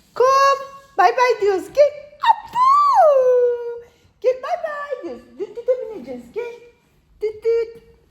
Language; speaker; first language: Turkish; native; Turkish